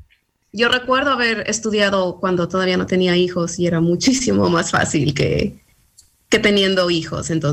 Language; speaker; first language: Spanish; early bilingual, heritage; Spanish